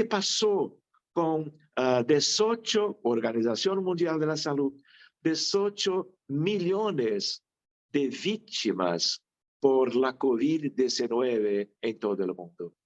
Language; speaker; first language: Spanish; non-native, fluent; Portuguese